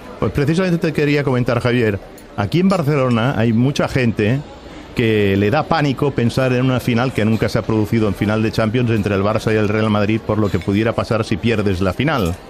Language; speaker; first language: Spanish; non-native, local second language; Catalan